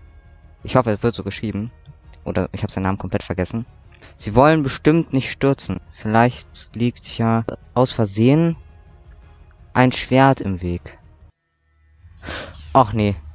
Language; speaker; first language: German; native; German